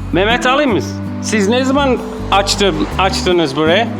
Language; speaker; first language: Turkish; non-native, learner; English